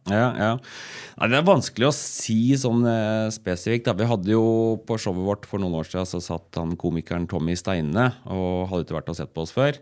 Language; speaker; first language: Norwegian; native; Norwegian